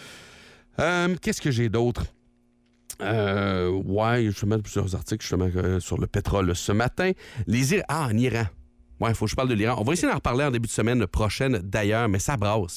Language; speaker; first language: French; native; French